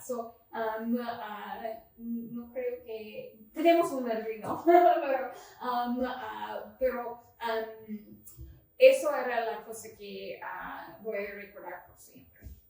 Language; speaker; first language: Spanish; non-native, fluent; English